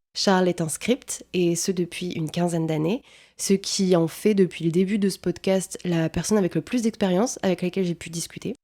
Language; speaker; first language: French; native; French